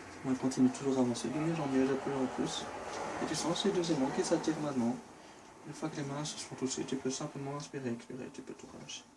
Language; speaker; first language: French; native; French